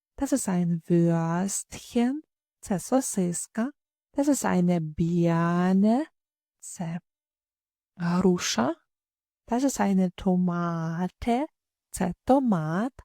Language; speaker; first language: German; non-native, fluent; Ukrainian